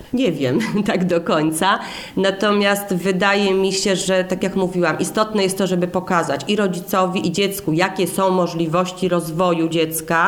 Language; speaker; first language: Polish; native; Polish